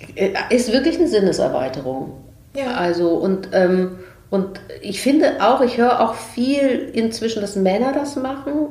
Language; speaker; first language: German; native; German